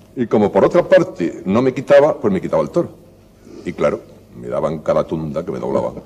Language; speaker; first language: Spanish; native; Spanish